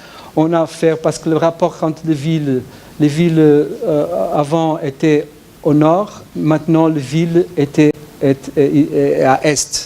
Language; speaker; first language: French; non-native, fluent; Portuguese